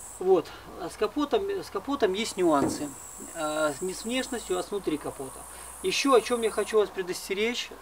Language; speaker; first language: Russian; native; Russian